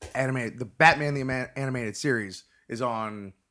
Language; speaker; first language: English; native; English